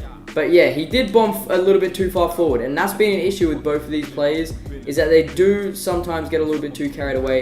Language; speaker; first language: English; native; English